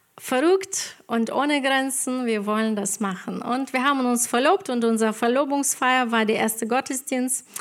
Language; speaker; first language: German; non-native, fluent; Ukrainian